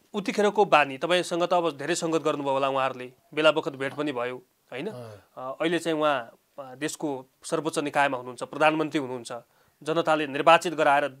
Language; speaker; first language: Nepali; native; Nepali